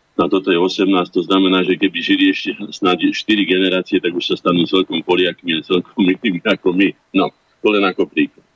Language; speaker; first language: Slovak; native; Slovak